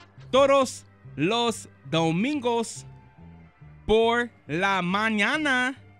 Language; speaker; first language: Spanish; non-native, learner; English